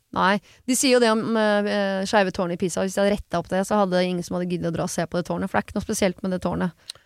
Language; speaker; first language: Norwegian; native; Norwegian